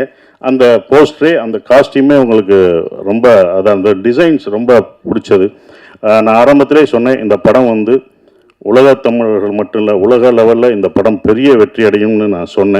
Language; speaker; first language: Tamil; native; Tamil